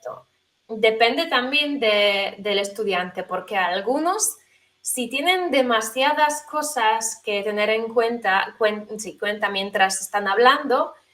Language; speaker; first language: Spanish; non-native, fluent; Polish